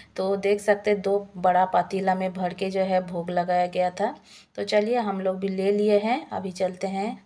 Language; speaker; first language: Hindi; non-native, local second language; Odia